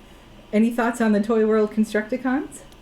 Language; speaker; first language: English; native; English